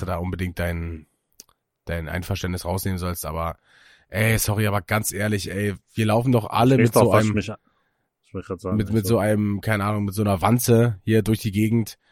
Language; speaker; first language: German; native; German